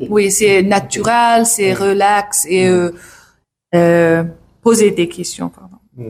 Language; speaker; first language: French; non-native, learner; English